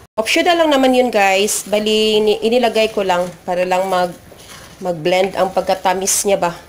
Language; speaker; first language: Filipino; non-native, local second language; Cebuano